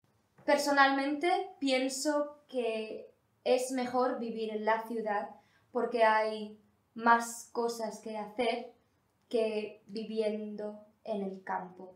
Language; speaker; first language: Spanish; non-native, learner; English